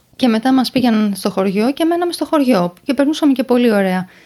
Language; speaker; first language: Greek; native; Greek